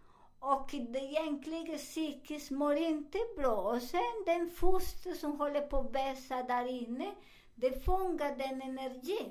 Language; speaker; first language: Swedish; non-native, learner; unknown